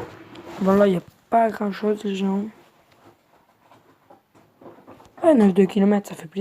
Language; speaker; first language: French; native; French